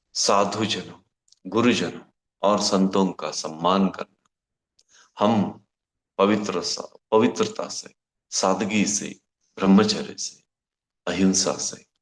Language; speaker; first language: Hindi; non-native, local second language; Kannada